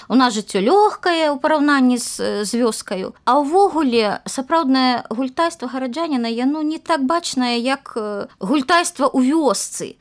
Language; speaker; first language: Belarusian; native; Belarusian